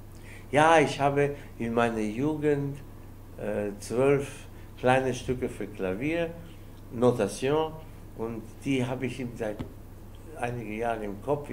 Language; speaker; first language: German; non-native, fluent; Spanish